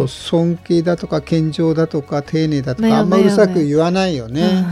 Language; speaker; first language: Japanese; native; Japanese